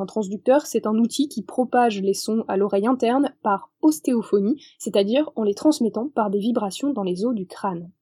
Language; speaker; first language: French; native; French